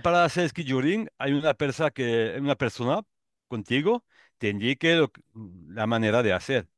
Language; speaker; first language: Spanish; non-native, learner; French